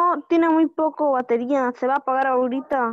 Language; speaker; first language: Spanish; native; Spanish